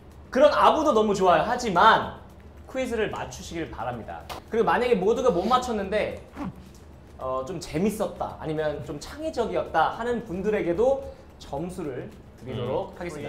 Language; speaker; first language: Korean; native; Korean